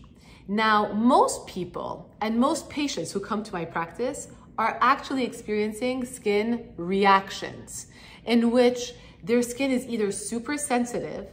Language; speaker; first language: English; native; English